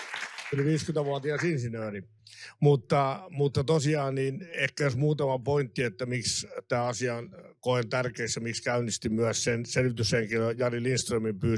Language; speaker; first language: Finnish; native; Finnish